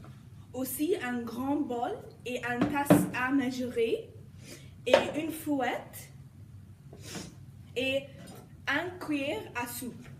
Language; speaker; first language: French; non-native, learner; English